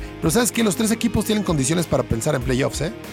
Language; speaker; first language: Spanish; native; Spanish